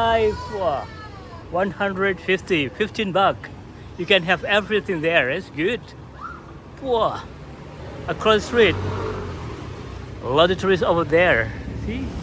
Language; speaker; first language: English; non-native, fluent; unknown